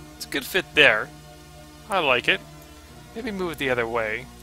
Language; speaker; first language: English; native; English